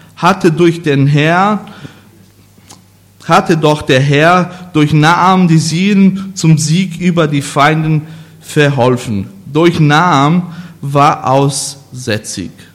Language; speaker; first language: German; non-native, learner; Portuguese